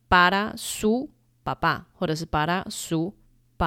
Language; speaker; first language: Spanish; non-native, fluent; Chinese